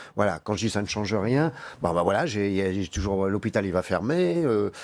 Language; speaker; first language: French; native; French